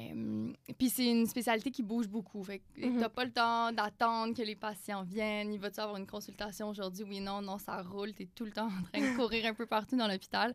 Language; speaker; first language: French; native; French